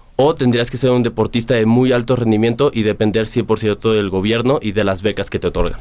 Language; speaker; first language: Spanish; native; Spanish